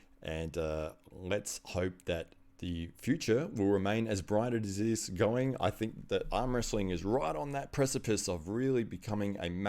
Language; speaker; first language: English; native; English